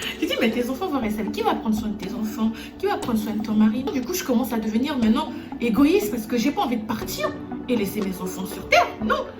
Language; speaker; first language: French; non-native, local second language; Lingala